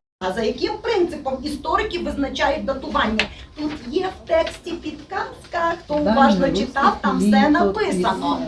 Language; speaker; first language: Ukrainian; native; Ukrainian